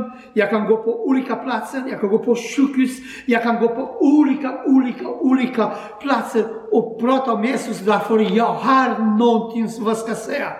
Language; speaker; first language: Swedish; non-native, learner; Croatian